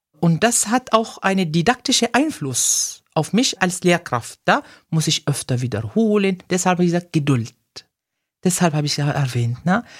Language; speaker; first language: German; non-native, fluent; Arabic